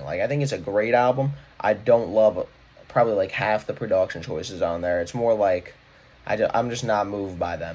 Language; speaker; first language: English; native; English